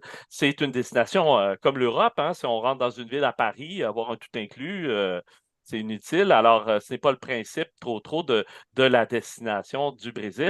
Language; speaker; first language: French; native; French